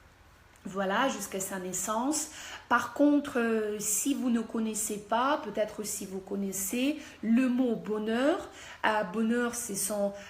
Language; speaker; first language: French; non-native, fluent; Russian